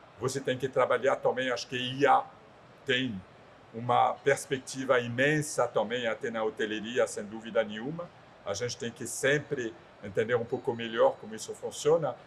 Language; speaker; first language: Portuguese; non-native, fluent; French